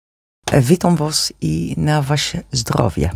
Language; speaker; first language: Polish; non-native, learner; Dutch